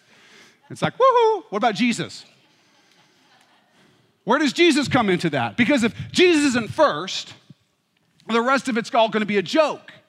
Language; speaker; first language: English; native; English